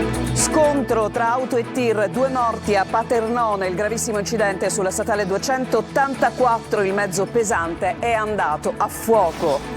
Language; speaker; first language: Italian; native; Italian